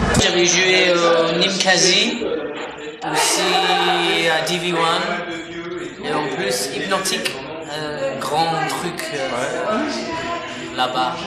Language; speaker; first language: French; non-native, fluent; English